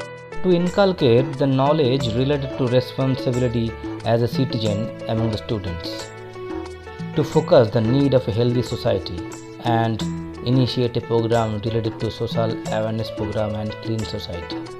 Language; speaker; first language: English; non-native, local second language; Bangla